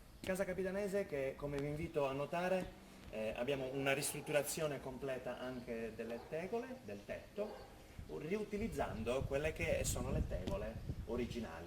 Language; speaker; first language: Italian; native; Italian